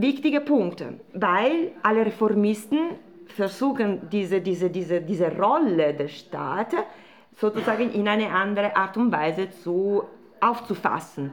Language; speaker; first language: German; non-native, fluent; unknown